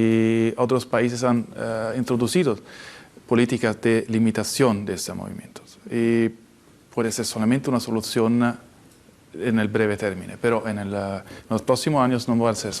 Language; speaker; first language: Spanish; non-native, fluent; Italian